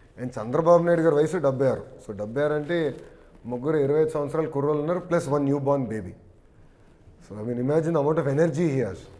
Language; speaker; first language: Telugu; native; Telugu